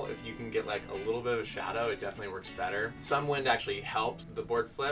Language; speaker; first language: English; native; English